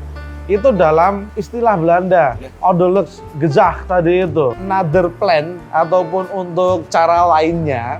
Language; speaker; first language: Indonesian; native; Indonesian